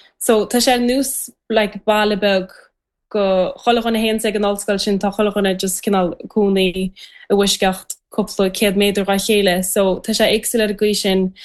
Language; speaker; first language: Irish; native; Irish